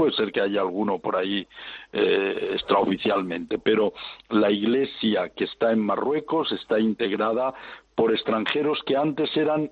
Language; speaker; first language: Spanish; native; Spanish